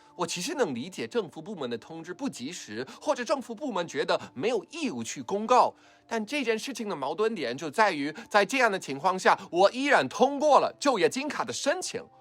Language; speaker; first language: Chinese; non-native, fluent; English